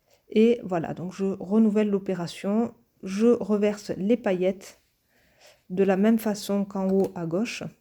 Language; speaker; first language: French; native; French